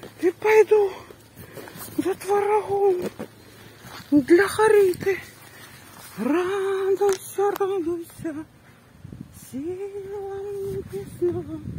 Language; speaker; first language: Russian; non-native, local second language; Tajik